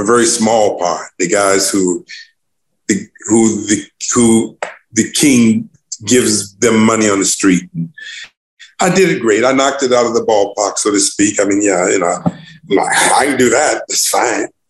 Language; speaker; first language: English; native; English